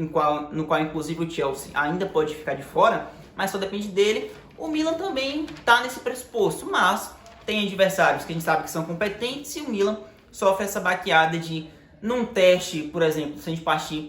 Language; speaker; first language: Portuguese; native; Portuguese